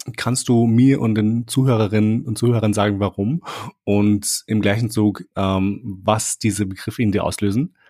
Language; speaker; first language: German; early bilingual, other home language; Albanian